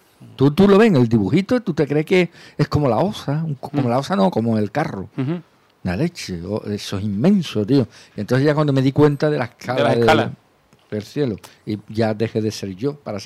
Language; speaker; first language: Spanish; native; Spanish